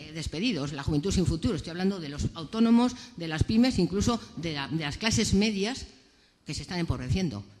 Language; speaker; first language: Spanish; native; Spanish